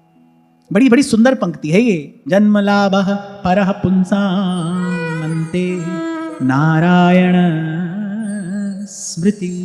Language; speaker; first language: Hindi; native; Hindi